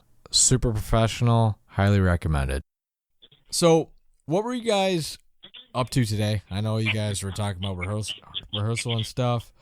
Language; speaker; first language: English; native; English